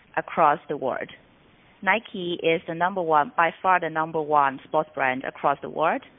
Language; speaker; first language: English; non-native, fluent; Chinese